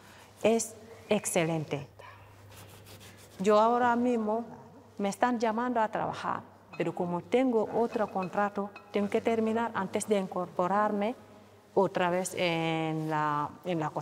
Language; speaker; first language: Spanish; non-native, fluent; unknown